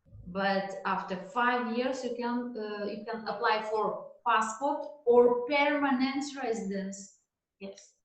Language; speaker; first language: English; non-native, learner; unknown